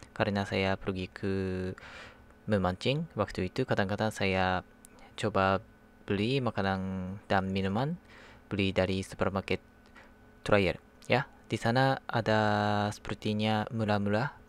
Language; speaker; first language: Indonesian; non-native, learner; Japanese